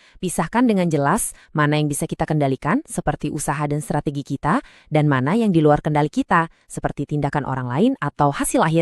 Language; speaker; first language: Indonesian; native; Indonesian